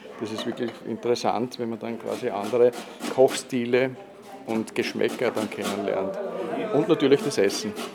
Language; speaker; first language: German; native; German